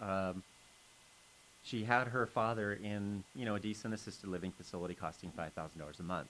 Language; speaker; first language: English; native; English